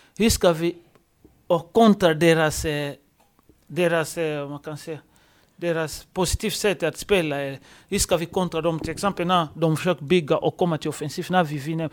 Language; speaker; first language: Swedish; non-native, fluent; Lingala